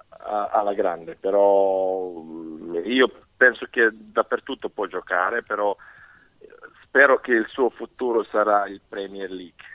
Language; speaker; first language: Italian; non-native, fluent; Serbian